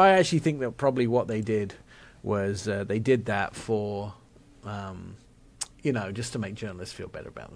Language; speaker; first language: English; native; English